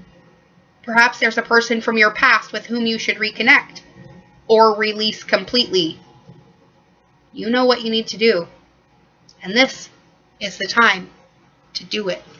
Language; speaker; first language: English; native; English